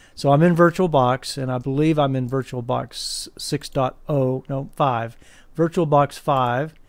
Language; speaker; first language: English; native; English